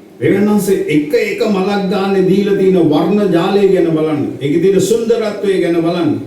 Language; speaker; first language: Sinhala; native; Sinhala